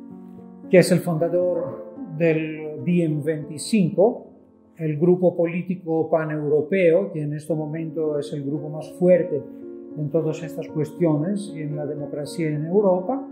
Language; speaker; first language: Spanish; non-native, fluent; Greek